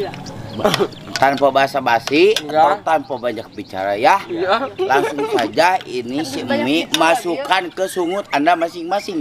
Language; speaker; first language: Indonesian; non-native, local second language; Sundanese